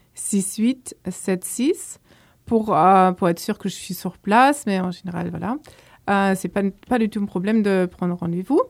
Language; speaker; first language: French; non-native, fluent; German